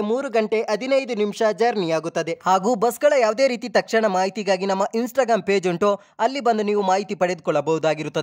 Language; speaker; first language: Kannada; native; Kannada